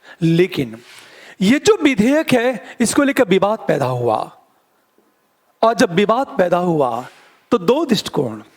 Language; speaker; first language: Hindi; native; Hindi